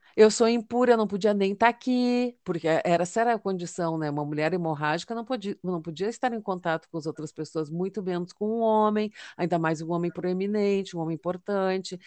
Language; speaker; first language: Portuguese; native; Portuguese